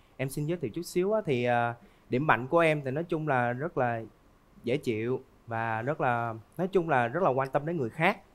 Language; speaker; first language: Vietnamese; native; Vietnamese